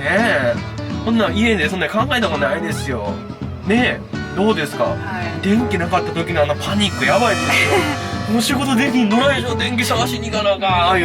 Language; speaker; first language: Japanese; native; Japanese